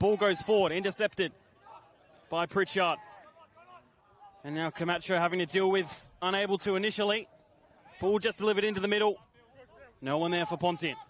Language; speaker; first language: English; native; English